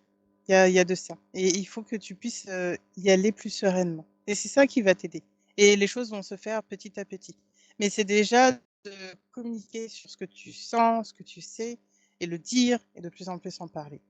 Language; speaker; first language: French; native; French